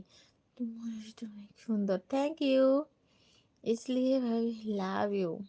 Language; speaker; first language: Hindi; non-native, local second language; Bangla